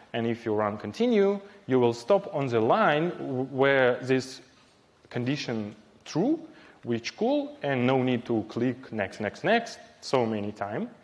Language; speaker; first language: English; non-native, fluent; Ukrainian